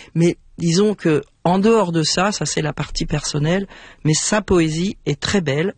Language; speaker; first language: French; native; French